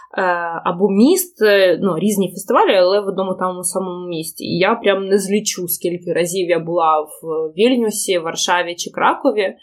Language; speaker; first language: Ukrainian; non-native, local second language; Russian